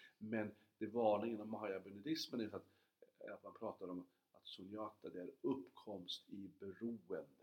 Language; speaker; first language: Swedish; native; Swedish